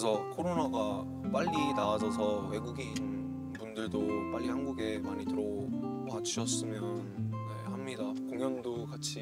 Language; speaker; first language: Korean; early bilingual, heritage; Korean